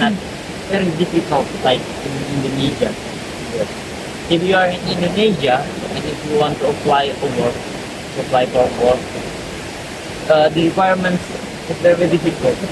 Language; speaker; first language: English; non-native, learner; Indonesian